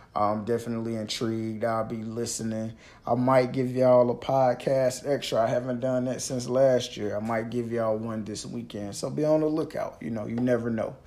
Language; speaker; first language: English; native; English